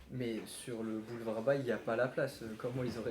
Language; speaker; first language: French; native; French